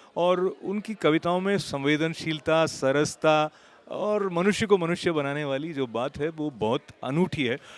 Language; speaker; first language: Hindi; native; Hindi